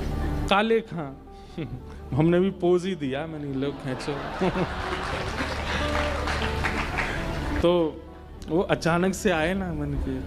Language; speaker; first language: Hindi; native; Hindi